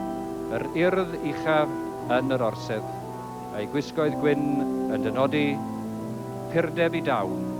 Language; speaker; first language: Welsh; native; Welsh